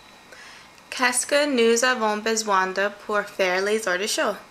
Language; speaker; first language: French; non-native, learner; English